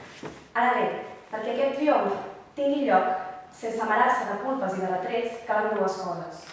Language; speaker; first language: Catalan; native; Catalan